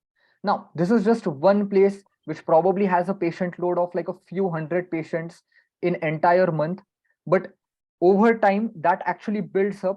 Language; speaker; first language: English; non-native, local second language; Marathi